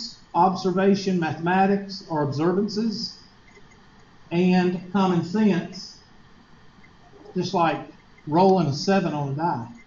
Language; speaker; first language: English; native; English